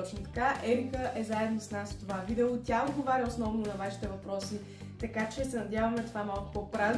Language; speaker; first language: Bulgarian; native; Bulgarian